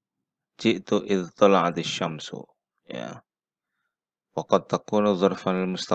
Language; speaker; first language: Arabic; non-native, fluent; Indonesian